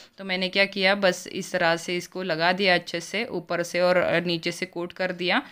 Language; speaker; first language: Hindi; native; Hindi